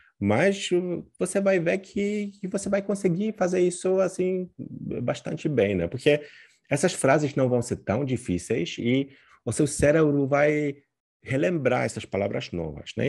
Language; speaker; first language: Portuguese; non-native, fluent; Polish